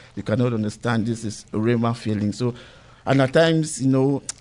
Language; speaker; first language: English; non-native, local second language; Igbo